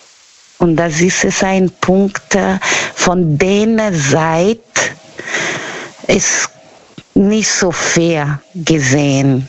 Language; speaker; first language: German; non-native, fluent; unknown